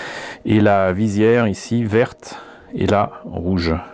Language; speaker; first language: French; native; French